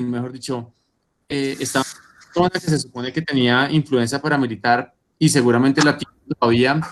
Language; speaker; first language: Spanish; native; Spanish